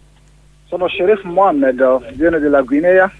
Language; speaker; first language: Italian; non-native, learner; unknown